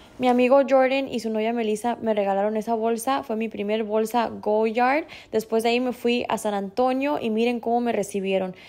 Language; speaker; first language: Spanish; early bilingual, heritage; Spanish